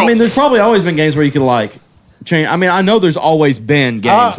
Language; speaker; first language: English; native; English